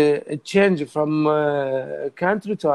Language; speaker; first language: English; non-native, learner; Arabic